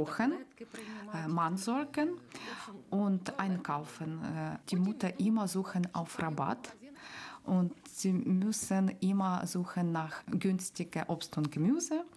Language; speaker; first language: German; non-native, learner; Ukrainian